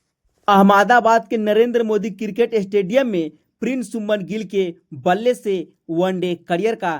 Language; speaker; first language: Hindi; native; Hindi